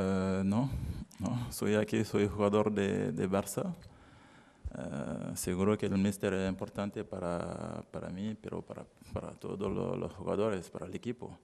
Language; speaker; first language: Spanish; non-native, learner; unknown